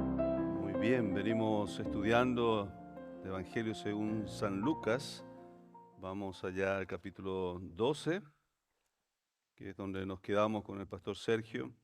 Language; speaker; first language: Spanish; native; Spanish